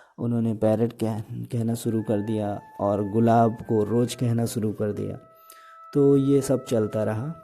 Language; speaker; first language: Hindi; native; Hindi